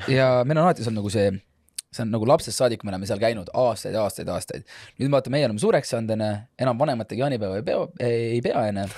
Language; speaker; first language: Estonian; native; Estonian